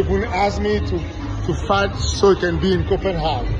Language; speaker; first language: English; non-native, fluent; French